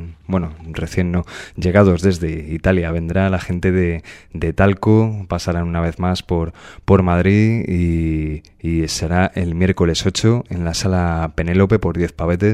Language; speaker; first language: Spanish; native; Spanish